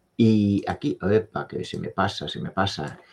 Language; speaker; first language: Spanish; native; Spanish